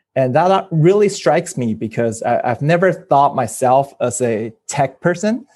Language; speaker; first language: English; early bilingual, other home language; Chinese